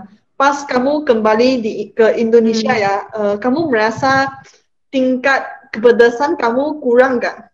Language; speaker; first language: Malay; non-native, local second language; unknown